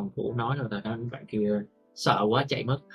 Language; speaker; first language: Vietnamese; native; Vietnamese